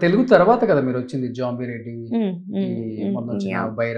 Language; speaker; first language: Telugu; native; Telugu